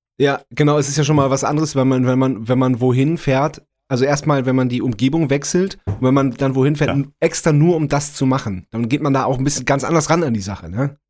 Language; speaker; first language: German; native; German